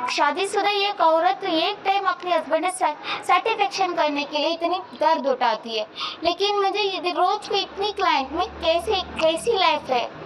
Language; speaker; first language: Hindi; non-native, local second language; Kannada